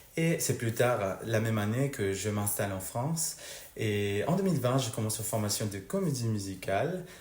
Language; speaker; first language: French; non-native, fluent; Spanish